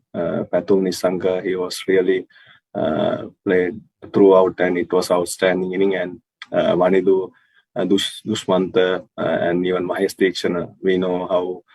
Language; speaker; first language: English; non-native, local second language; Sinhala